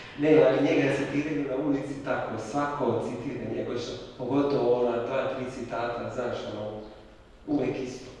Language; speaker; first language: Serbian; non-native, fluent; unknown